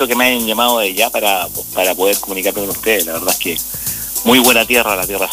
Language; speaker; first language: Spanish; native; Spanish